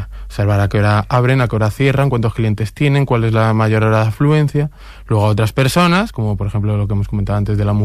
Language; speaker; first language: Spanish; native; Spanish